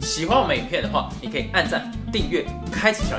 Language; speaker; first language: Chinese; native; Chinese